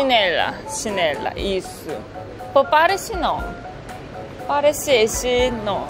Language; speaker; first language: Portuguese; non-native, learner; Korean